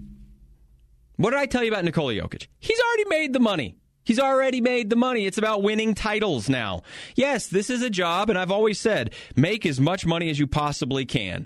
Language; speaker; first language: English; native; English